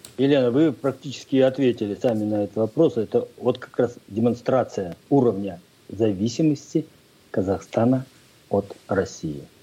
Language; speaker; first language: Russian; native; Russian